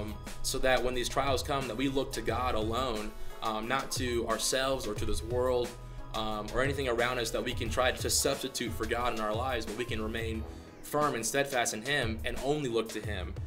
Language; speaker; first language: English; native; English